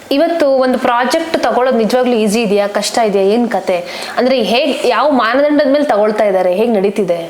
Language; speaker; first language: Kannada; non-native, local second language; Telugu